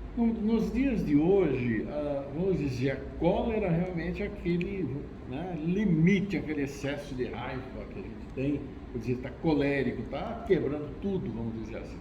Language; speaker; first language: Portuguese; native; Portuguese